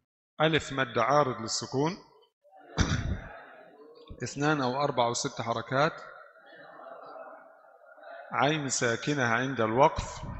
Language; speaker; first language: Arabic; non-native, fluent; Indonesian